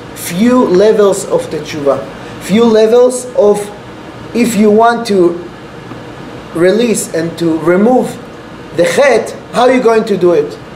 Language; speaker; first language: English; non-native, fluent; Hebrew